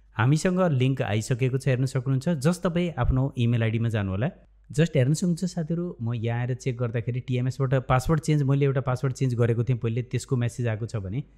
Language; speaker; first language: Nepali; native; Nepali